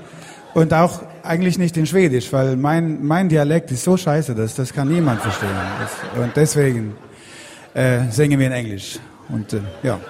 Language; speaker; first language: German; non-native, learner; Swedish